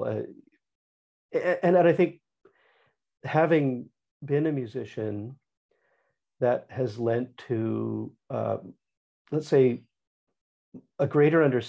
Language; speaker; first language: English; native; English